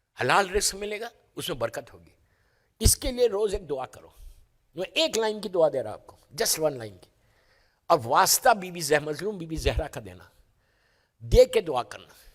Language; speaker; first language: Urdu; native; Urdu